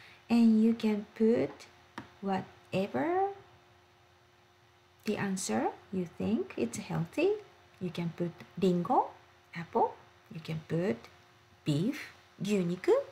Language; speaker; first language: English; non-native, fluent; Japanese